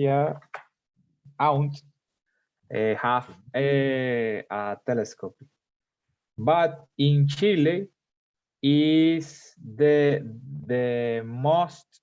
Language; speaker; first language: English; non-native, learner; Spanish